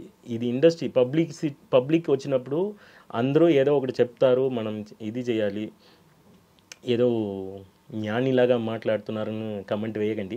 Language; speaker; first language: Telugu; non-native, local second language; Tamil